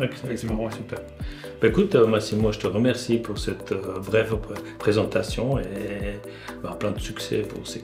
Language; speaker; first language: French; native; French